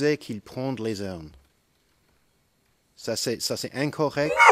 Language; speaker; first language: French; non-native, fluent; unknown